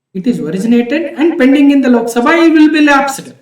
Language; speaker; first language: English; non-native, local second language; Kannada